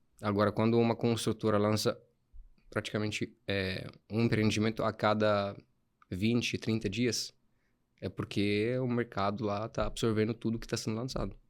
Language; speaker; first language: Portuguese; non-native, fluent; Arabic